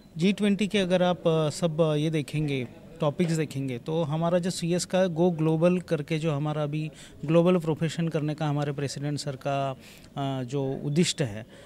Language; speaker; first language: Hindi; non-native, local second language; Gujarati